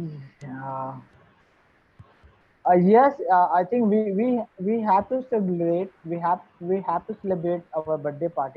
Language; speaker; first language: English; non-native, learner; Hindi